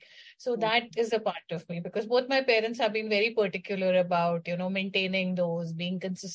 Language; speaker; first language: English; non-native, local second language; Hindi